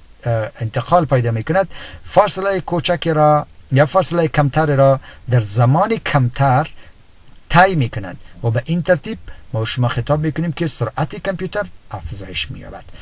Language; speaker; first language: Persian; native; Persian